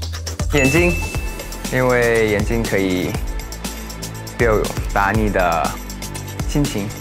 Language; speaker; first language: Chinese; non-native, fluent; Thai